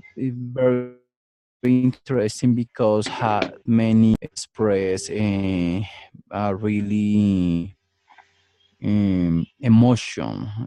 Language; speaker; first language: English; non-native, learner; Spanish